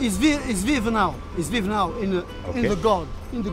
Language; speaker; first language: English; non-native, learner; Arabic